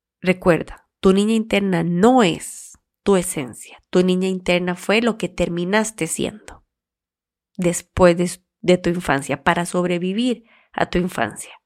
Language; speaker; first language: Spanish; native; Spanish